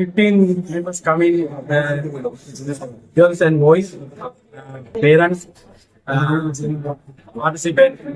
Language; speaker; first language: English; non-native, learner; Sinhala